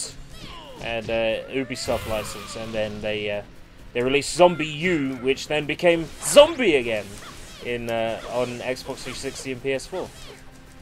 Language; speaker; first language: English; native; English